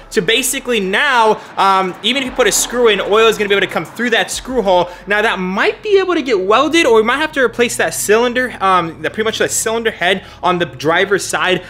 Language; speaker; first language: English; native; English